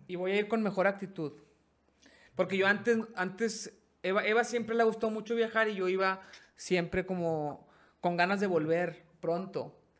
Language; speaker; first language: Spanish; native; Spanish